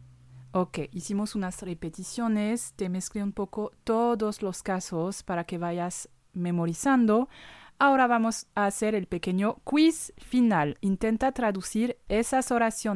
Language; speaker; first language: Spanish; non-native, fluent; French